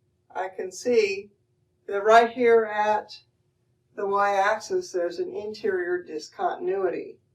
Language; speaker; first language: English; native; English